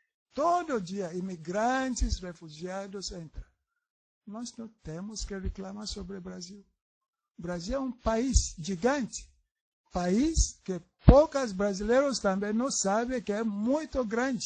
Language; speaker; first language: Portuguese; non-native, learner; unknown